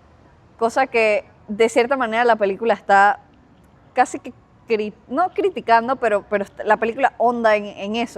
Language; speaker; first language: Spanish; native; Spanish